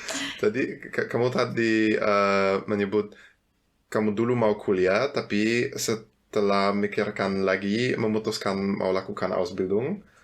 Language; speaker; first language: Indonesian; non-native, fluent; German